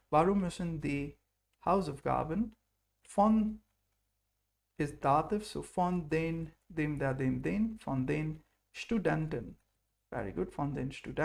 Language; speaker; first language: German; non-native, fluent; English